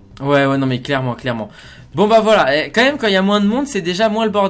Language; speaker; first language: French; native; French